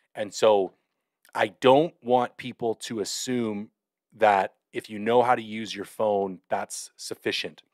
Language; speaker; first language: English; native; English